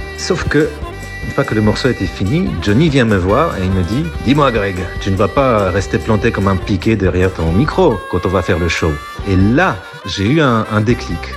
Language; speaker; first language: French; non-native, fluent; Polish